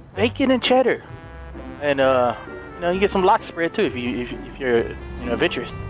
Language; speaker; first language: English; native; English